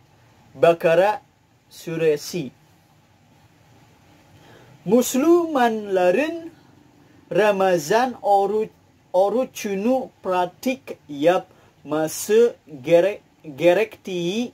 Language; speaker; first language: Turkish; non-native, learner; Indonesian